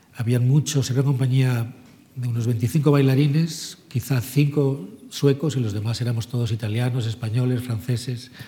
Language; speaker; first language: Spanish; native; Spanish